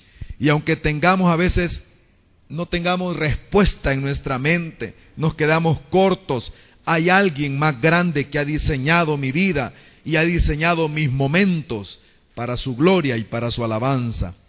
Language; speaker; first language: Spanish; native; Spanish